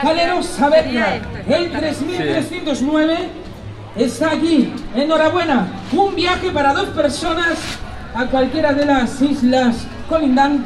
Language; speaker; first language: Spanish; native; Spanish